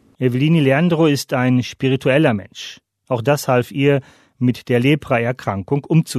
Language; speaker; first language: German; native; German